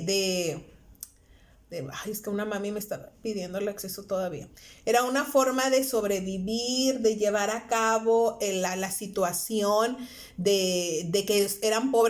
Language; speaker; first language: Spanish; native; Spanish